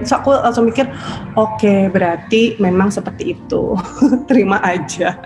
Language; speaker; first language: Indonesian; native; Indonesian